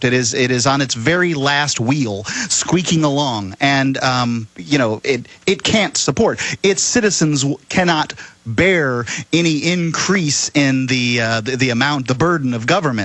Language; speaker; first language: English; native; English